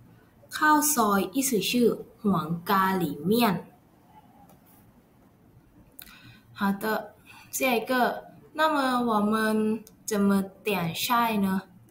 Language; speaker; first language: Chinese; non-native, learner; Thai